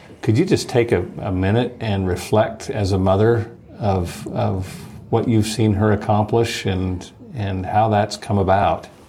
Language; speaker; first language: English; native; English